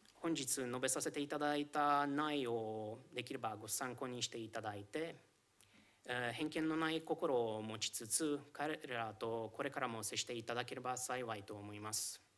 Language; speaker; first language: Japanese; non-native, fluent; Romanian